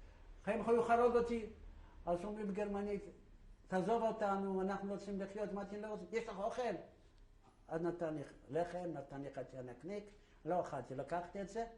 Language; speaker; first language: Hebrew; non-native, fluent; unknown